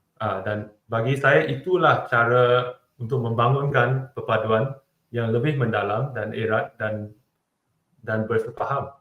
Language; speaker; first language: Malay; non-native, local second language; Chinese